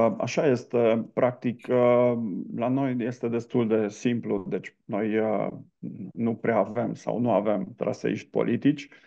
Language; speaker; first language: Romanian; non-native, local second language; Hungarian